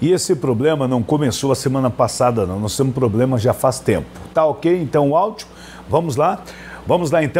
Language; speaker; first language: Portuguese; native; Portuguese